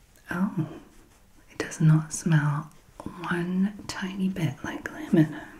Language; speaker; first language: English; native; English